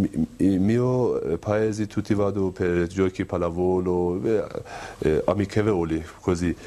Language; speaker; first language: Italian; non-native, learner; Persian